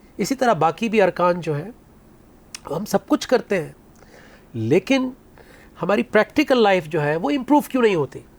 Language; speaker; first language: Urdu; native; Urdu